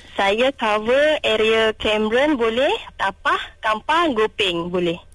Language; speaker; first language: Malay; non-native, local second language; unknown